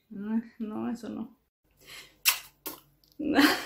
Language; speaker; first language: Spanish; native; Spanish